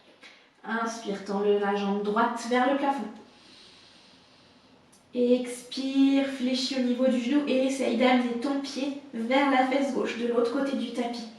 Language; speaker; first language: French; native; French